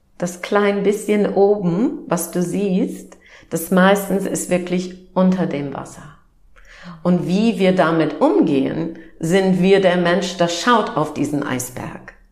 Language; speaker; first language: German; non-native, fluent; English